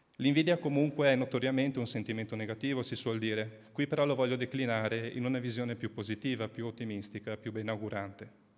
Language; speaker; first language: Italian; native; Italian